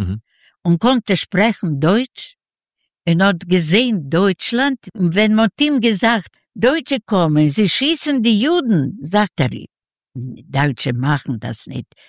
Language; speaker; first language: German; non-native, learner; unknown